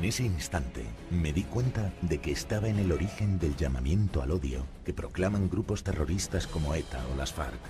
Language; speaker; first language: Spanish; native; Spanish